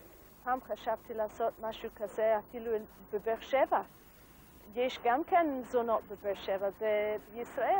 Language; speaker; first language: Hebrew; non-native, learner; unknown